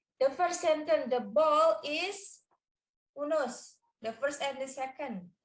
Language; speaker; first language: English; non-native, learner; Indonesian